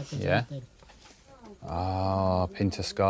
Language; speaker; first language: Indonesian; non-native, learner; English